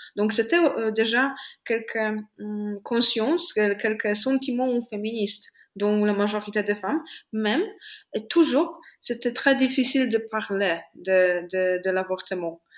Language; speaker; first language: French; non-native, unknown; Polish